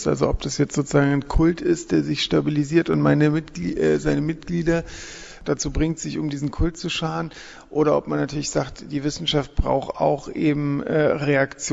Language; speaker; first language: German; native; German